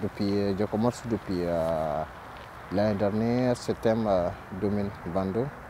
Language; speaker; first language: French; non-native, learner; Oromo